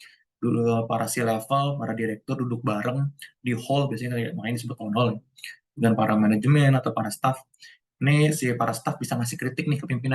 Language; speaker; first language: Indonesian; native; Indonesian